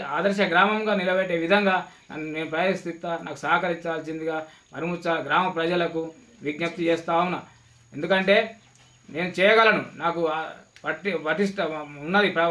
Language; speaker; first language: Telugu; native; Telugu